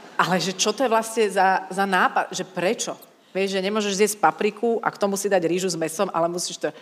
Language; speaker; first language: Slovak; native; Slovak